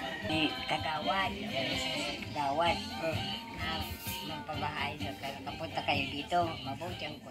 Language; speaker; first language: Filipino; non-native, local second language; Cebuano